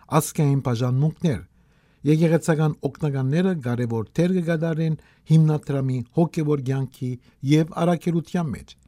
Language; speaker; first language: Armenian; early bilingual, heritage; Armenian